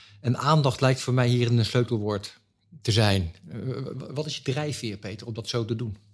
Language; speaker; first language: Dutch; native; Dutch